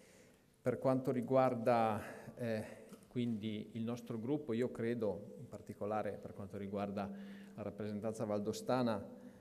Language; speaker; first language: Italian; native; Italian